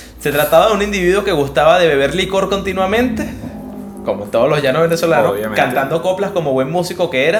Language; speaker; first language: Spanish; native; Spanish